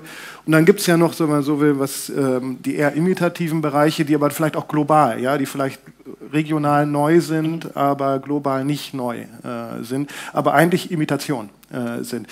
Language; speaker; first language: German; native; German